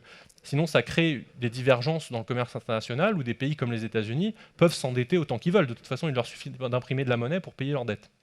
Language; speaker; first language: French; native; French